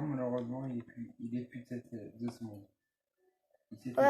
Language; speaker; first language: French; native; French